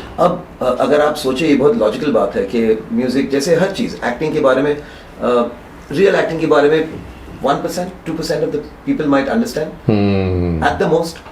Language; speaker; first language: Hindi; non-native, local second language; Bangla